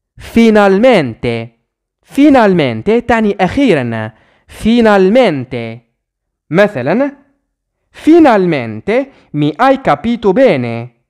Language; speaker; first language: Italian; non-native, fluent; Arabic